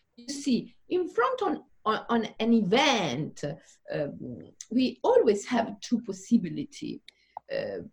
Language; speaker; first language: English; non-native, fluent; Italian